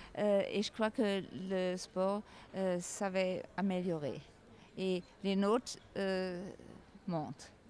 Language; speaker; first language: French; non-native, learner; German